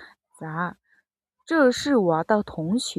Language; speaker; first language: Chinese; non-native, fluent; Mongolian